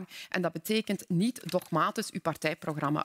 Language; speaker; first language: Dutch; native; Dutch